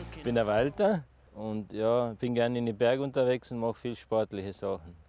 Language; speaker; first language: German; native; German